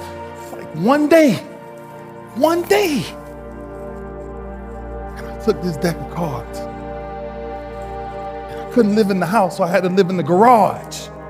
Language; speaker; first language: English; native; English